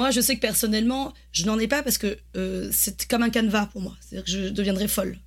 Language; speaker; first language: French; native; French